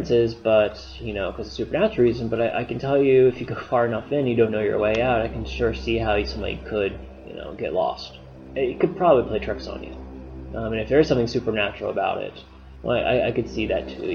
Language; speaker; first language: English; native; English